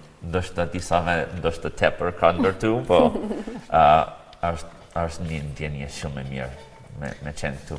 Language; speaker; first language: Albanian; non-native, fluent; English